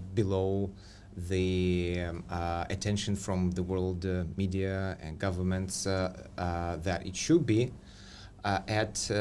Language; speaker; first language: English; non-native, fluent; Ukrainian